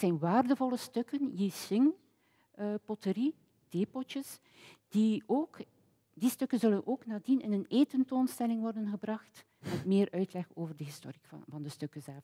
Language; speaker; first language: Dutch; native; Dutch